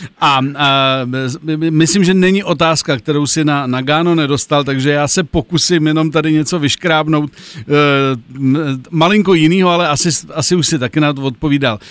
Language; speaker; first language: Czech; native; Czech